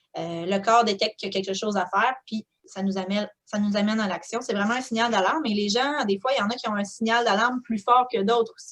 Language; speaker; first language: French; native; French